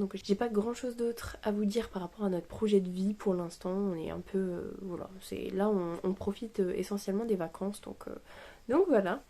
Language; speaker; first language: French; native; French